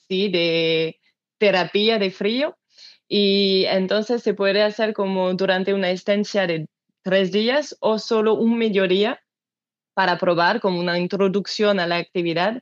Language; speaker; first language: Spanish; non-native, learner; French